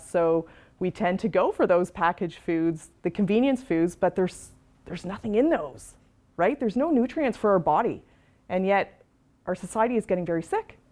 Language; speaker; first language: English; native; English